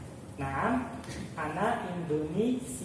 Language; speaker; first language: Arabic; non-native, fluent; Indonesian